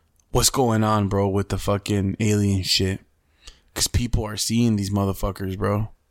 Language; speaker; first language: English; early bilingual, other home language; Spanish